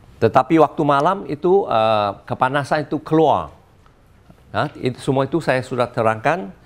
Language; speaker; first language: Malay; non-native, local second language; Chinese